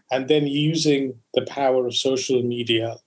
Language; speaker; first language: English; non-native, local second language; Konkani